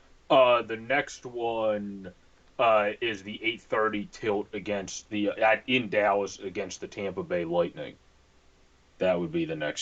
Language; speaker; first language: English; native; English